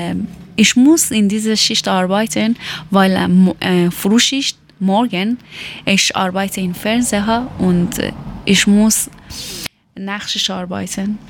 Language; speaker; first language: German; non-native, learner; Persian